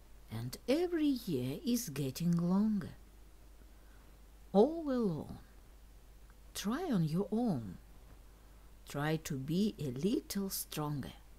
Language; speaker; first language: English; non-native, fluent; Russian